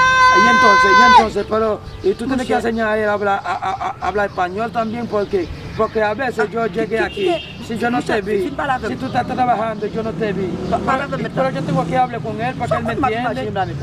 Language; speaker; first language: Spanish; non-native, learner; Haitian Creole